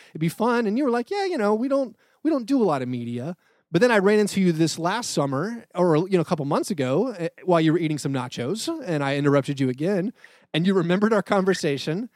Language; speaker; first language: English; native; English